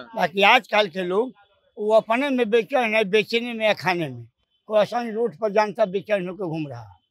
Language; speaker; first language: Hindi; native; Hindi